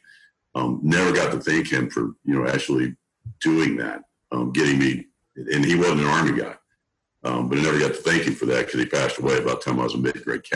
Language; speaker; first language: English; native; English